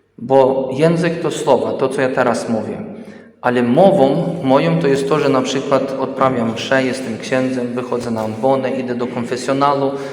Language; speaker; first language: Polish; early bilingual, heritage; Polish